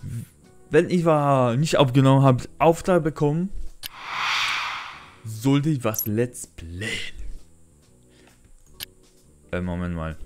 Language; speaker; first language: German; non-native, learner; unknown